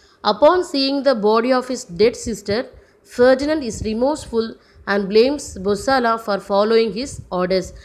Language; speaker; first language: English; non-native, local second language; Tamil